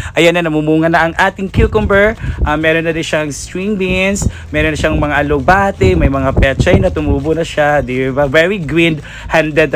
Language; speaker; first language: Filipino; non-native, local second language; Cebuano